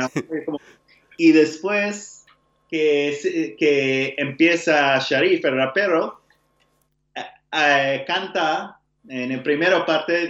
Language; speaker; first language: Spanish; non-native, learner; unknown